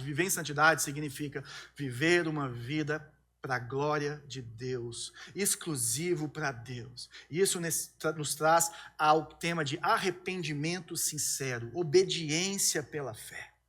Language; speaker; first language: Portuguese; native; Portuguese